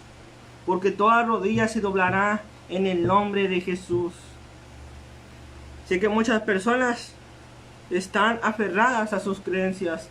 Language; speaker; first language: Spanish; native; Spanish